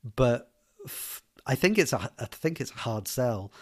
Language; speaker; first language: English; native; English